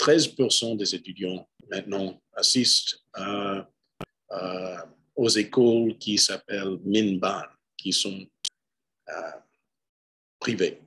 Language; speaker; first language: French; non-native, fluent; English